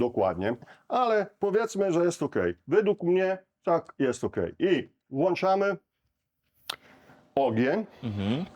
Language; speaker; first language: Polish; non-native, learner; Italian